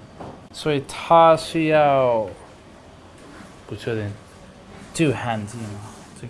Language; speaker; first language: Chinese; non-native, learner; English